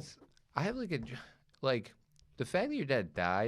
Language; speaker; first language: English; native; English